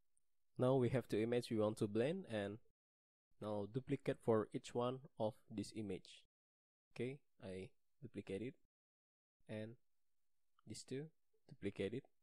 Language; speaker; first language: English; non-native, learner; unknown